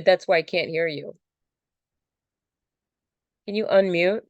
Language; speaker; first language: English; native; English